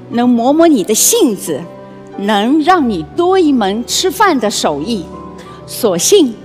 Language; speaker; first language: Chinese; native; Chinese